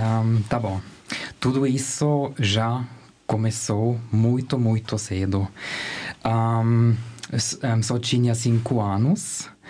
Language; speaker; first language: Portuguese; non-native, learner; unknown